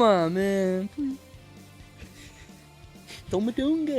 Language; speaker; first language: English; native; English